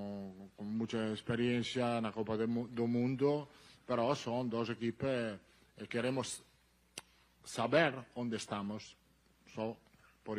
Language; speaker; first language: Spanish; non-native, fluent; Italian